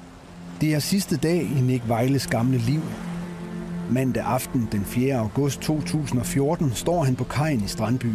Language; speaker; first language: Danish; native; Danish